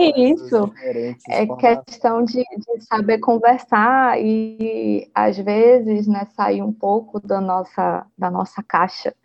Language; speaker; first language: Portuguese; native; Portuguese